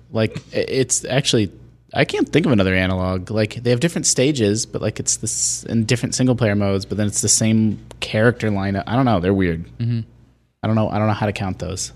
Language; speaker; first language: English; native; English